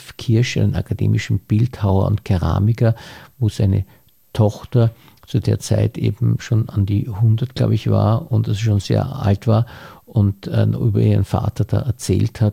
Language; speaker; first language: German; native; German